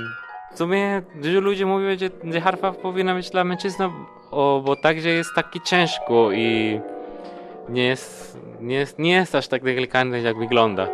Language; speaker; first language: Polish; non-native, learner; Spanish